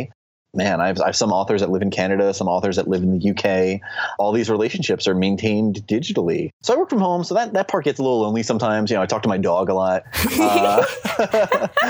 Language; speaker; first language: English; native; English